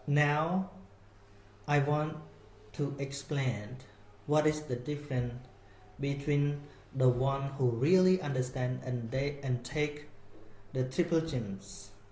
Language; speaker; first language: English; non-native, fluent; Khmer